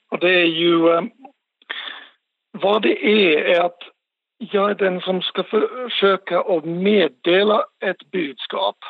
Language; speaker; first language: Swedish; non-native, local second language; Finnish